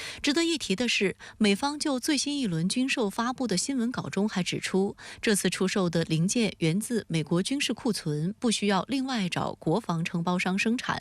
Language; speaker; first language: Chinese; native; Chinese